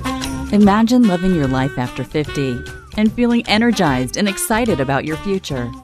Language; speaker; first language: English; native; English